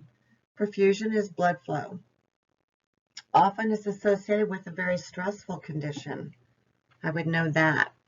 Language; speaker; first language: English; native; English